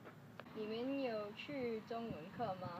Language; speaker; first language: Chinese; non-native, learner; English